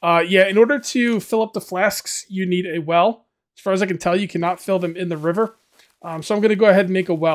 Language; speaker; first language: English; native; English